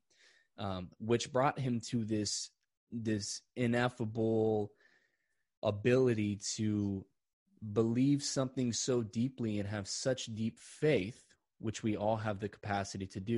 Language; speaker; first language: English; native; English